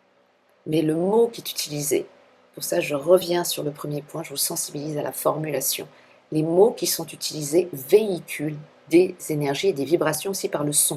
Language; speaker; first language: French; native; French